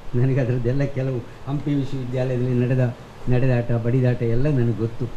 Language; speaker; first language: Kannada; native; Kannada